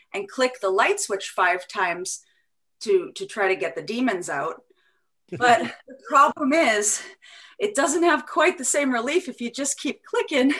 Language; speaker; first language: English; native; English